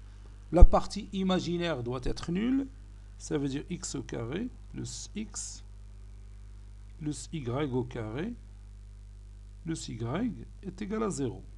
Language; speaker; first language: French; non-native, local second language; Arabic